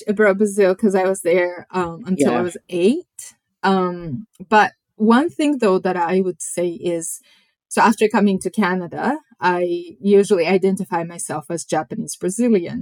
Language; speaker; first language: English; non-native, fluent; Japanese